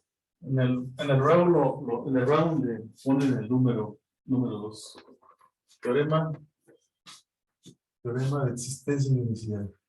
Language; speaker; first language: Spanish; native; Spanish